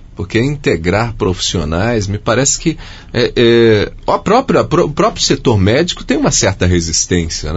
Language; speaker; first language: Portuguese; native; Portuguese